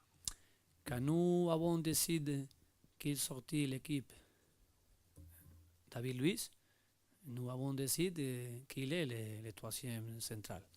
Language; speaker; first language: French; non-native, learner; Spanish